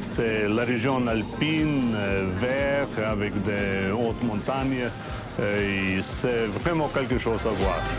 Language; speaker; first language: French; non-native, fluent; Slovenian